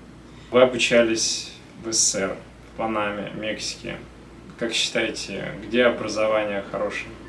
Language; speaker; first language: Russian; native; Russian